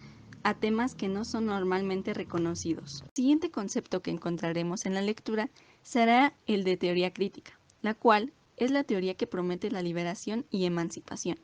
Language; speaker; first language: Spanish; native; Spanish